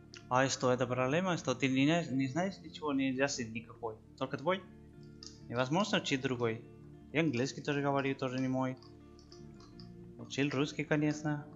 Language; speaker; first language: Russian; non-native, learner; Spanish